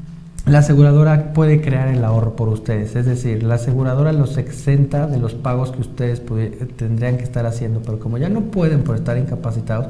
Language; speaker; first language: Spanish; native; Spanish